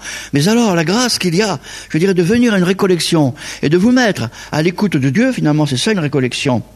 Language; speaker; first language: French; native; French